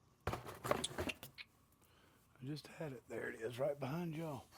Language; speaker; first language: English; native; English